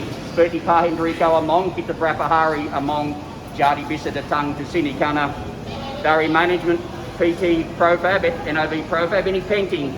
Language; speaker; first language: Indonesian; non-native, learner; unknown